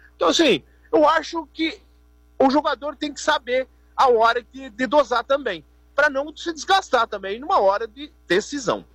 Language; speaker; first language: Portuguese; native; Portuguese